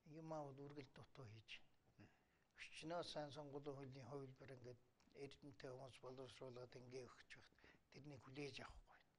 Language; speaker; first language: Mongolian; native; Mongolian